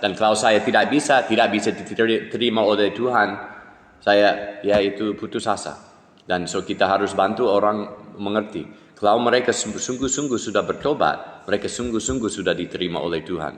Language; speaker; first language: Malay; non-native, fluent; English